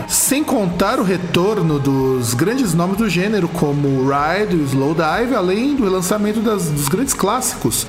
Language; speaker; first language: Portuguese; native; Portuguese